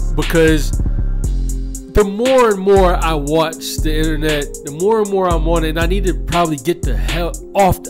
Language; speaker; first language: English; native; English